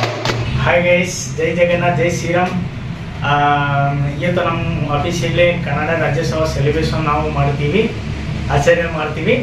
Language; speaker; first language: Kannada; non-native, local second language; Odia